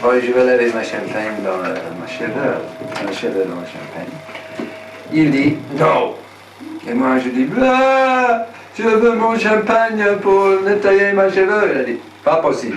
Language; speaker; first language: French; non-native, learner; English